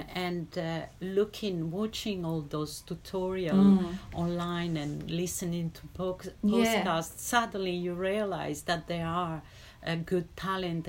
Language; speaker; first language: English; non-native, fluent; Italian